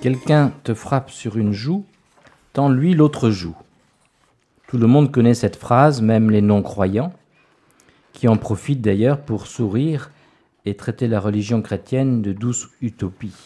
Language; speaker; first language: French; native; French